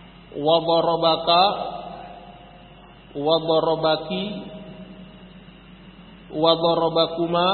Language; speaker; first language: Arabic; non-native, fluent; Indonesian